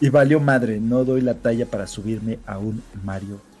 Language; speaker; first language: Spanish; native; Spanish